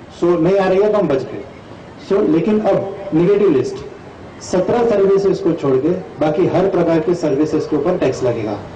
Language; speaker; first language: Hindi; non-native, local second language; Sindhi